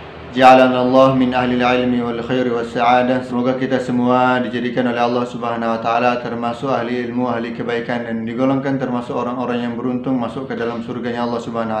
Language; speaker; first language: Indonesian; native; Indonesian